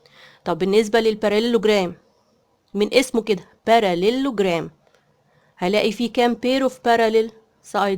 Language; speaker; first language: Arabic; native; Arabic